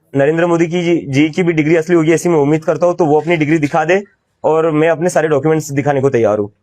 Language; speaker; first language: Hindi; non-native, local second language; Marathi